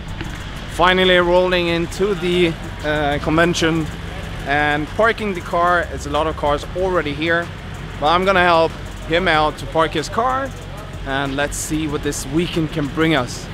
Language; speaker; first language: English; non-native, fluent; Swedish